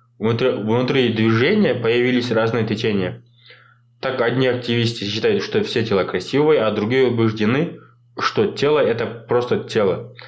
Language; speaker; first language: Russian; non-native, local second language; Kazakh